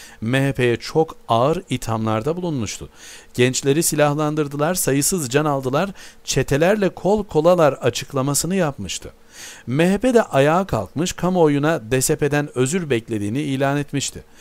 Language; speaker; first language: Turkish; native; Turkish